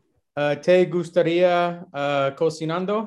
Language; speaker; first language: Spanish; non-native, learner; English